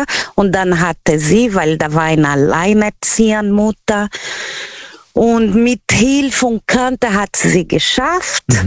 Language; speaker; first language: German; non-native, learner; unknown